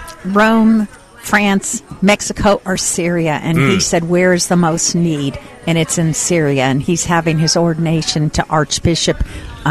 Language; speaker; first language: English; non-native, fluent; Arabic